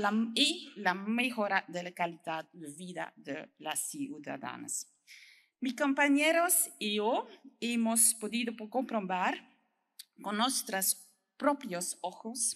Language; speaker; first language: Spanish; non-native, learner; French